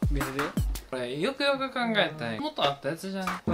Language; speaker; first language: Japanese; native; Japanese